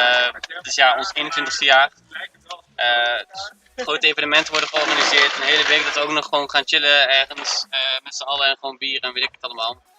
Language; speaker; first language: Dutch; native; Dutch